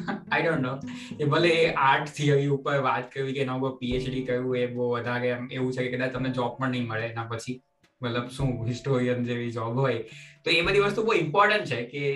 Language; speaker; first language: Gujarati; native; Gujarati